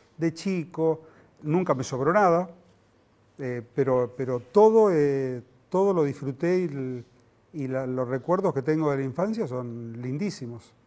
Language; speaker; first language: Spanish; native; Spanish